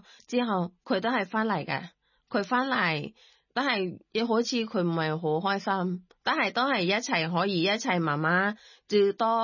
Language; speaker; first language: Cantonese; non-native, learner; Thai